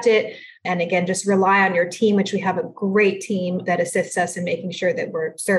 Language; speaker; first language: English; early bilingual, other home language; Spanish